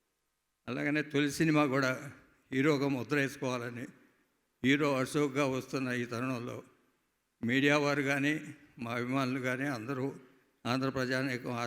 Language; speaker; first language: Telugu; native; Telugu